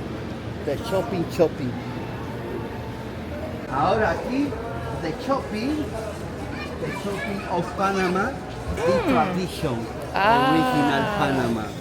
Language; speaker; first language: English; non-native, learner; Spanish